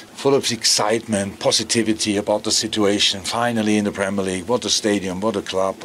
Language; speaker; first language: English; non-native, fluent; German